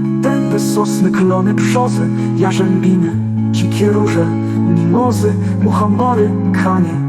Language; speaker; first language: Polish; native; Polish